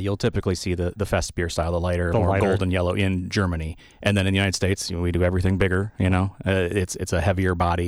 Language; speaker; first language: English; native; English